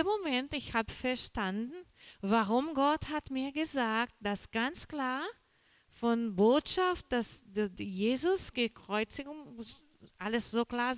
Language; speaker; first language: German; non-native, learner; Portuguese